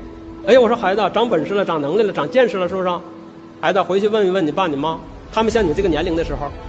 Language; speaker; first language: Chinese; native; Chinese